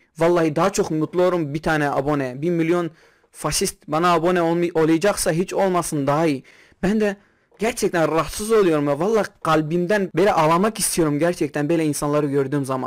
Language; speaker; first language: Turkish; non-native, local second language; Kurdish